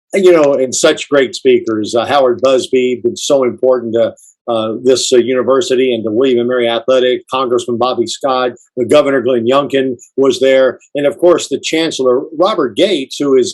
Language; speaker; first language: English; native; English